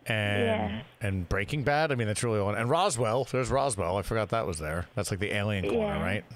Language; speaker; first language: English; native; English